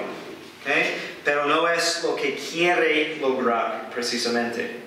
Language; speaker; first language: Spanish; non-native, fluent; English